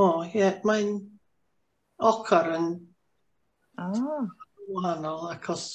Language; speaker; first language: Welsh; non-native, learner; English